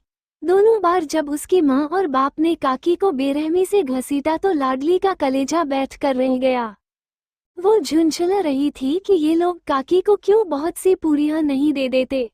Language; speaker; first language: Hindi; native; Hindi